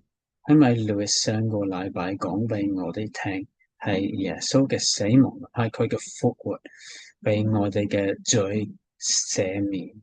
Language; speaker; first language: Cantonese; non-native, fluent; English